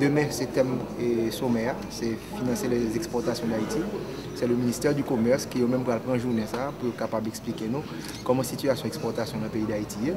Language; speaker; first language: French; non-native, local second language; Haitian Creole